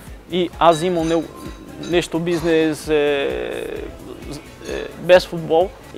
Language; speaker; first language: Bulgarian; non-native, learner; Portuguese